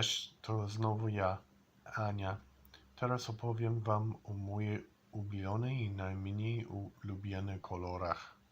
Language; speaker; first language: Polish; non-native, learner; English